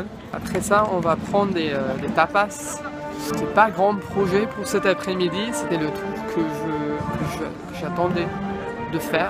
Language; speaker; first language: French; non-native, fluent; English